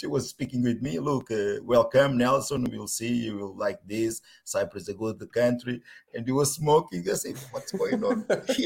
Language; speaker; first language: English; non-native, learner; Portuguese